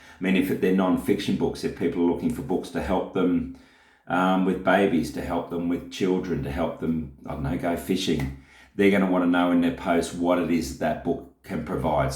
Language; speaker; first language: English; native; English